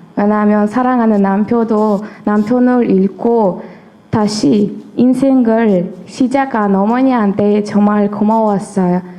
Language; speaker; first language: Korean; non-native, learner; Uzbek